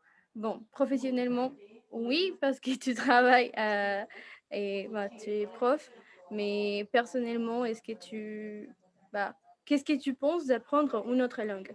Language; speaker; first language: French; non-native, fluent; Spanish